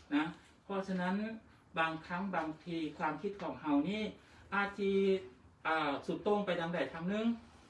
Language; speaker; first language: Thai; native; Thai